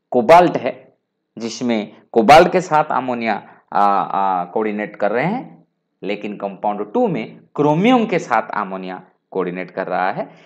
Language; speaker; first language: Hindi; non-native, local second language; Bangla